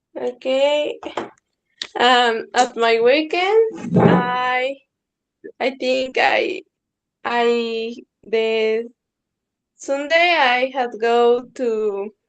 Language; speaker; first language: English; non-native, learner; Spanish